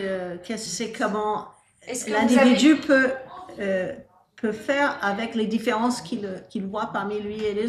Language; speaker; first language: French; non-native, fluent; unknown